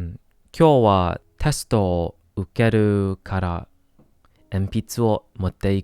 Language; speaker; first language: Japanese; non-native, learner; English